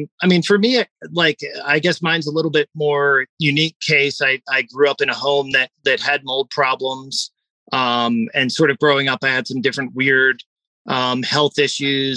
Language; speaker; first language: English; native; English